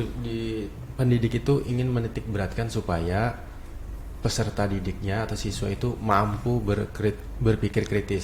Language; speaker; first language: Indonesian; non-native, local second language; Banjar